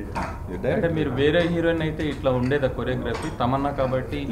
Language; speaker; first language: Telugu; native; Telugu